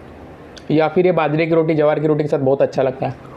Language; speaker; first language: Hindi; non-native, local second language; Marathi